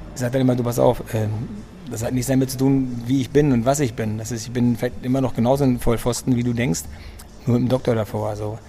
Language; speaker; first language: German; early bilingual, other home language; Greek